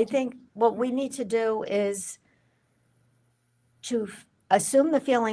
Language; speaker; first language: English; native; English